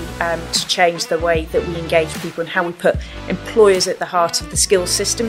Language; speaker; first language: English; native; English